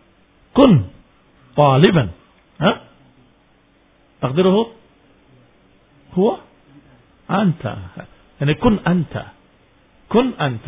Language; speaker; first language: Arabic; non-native, fluent; Indonesian